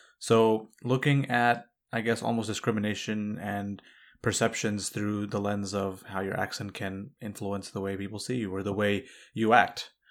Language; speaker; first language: English; native; English